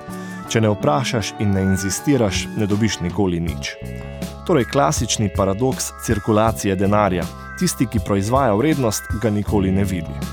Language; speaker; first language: Slovenian; native; Slovenian